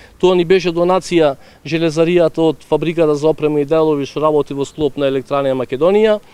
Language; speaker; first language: Macedonian; native; Macedonian